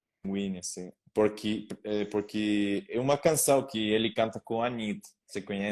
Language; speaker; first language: Portuguese; non-native, learner; Spanish